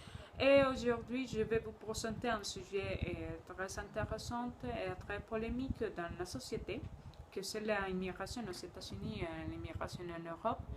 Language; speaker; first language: French; non-native, learner; Spanish